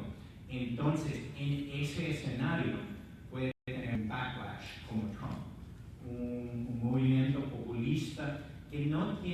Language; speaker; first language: Spanish; non-native, fluent; English